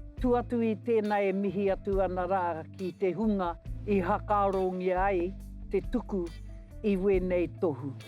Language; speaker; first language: Māori; native; Māori